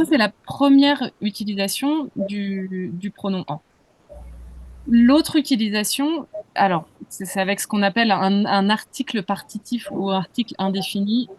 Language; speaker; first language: French; native; French